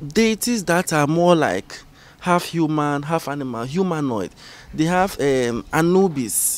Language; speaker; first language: English; non-native, local second language; Ga